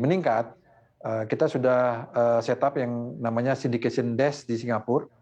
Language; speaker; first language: Indonesian; native; Indonesian